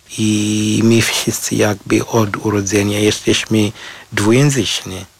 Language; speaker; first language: Polish; non-native, fluent; Shona